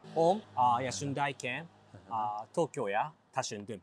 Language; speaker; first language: Turkish; non-native, learner; Japanese